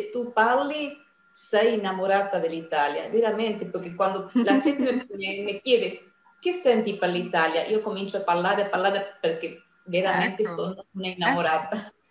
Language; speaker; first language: Italian; non-native, fluent; Spanish